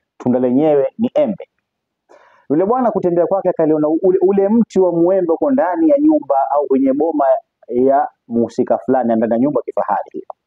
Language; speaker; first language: Swahili; native; Swahili